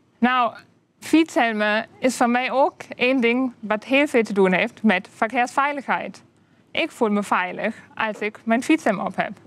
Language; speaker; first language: Dutch; non-native, fluent; German